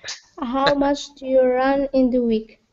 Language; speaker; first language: English; non-native, learner; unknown